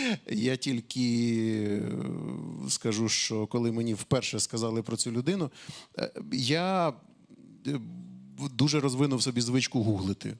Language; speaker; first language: Ukrainian; native; Ukrainian